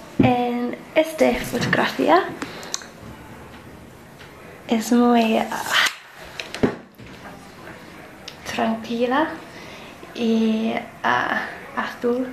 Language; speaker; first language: Spanish; non-native, learner; English